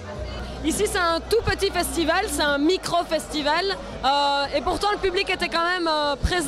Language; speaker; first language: French; native; French